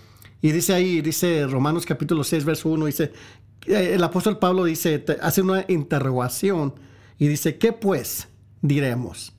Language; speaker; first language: Spanish; early bilingual, heritage; Spanish